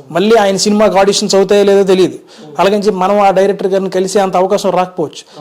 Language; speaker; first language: Telugu; native; Telugu